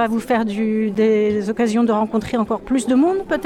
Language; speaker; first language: French; native; French